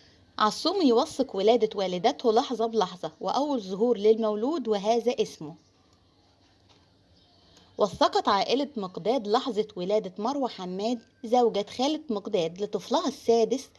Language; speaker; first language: Arabic; native; Arabic